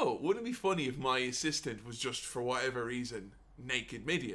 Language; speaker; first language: English; native; English